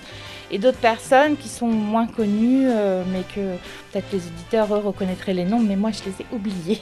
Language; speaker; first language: French; native; French